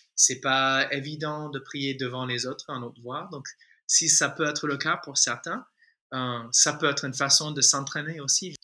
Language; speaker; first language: French; non-native, fluent; English